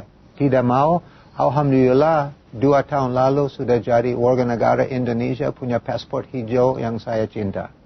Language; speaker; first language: Indonesian; non-native, fluent; English